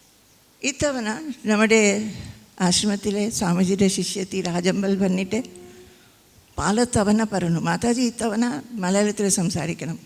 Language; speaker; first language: Malayalam; non-native, fluent; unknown